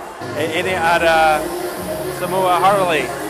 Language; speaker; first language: Indonesian; non-native, fluent; English